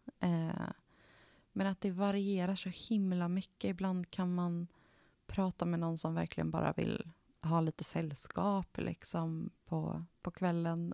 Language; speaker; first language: Swedish; native; Swedish